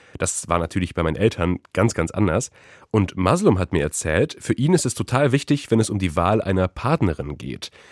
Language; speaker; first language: German; early bilingual, other home language; Polish